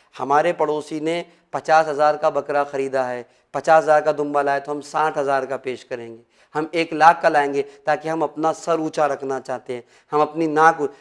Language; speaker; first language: Urdu; native; Urdu